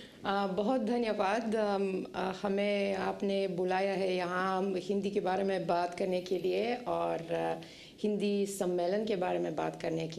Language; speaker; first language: Hindi; non-native, fluent; Bulgarian